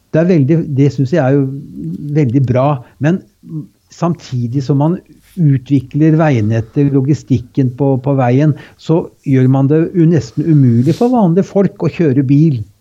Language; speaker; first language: Norwegian; native; Norwegian